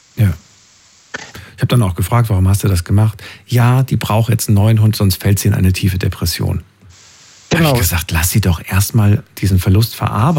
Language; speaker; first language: German; native; German